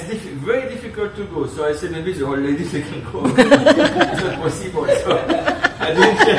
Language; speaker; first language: English; non-native, learner; French